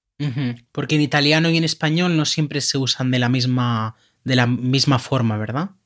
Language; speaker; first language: Spanish; native; Spanish